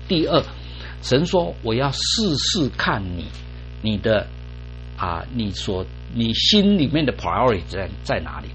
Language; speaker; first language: Chinese; native; Chinese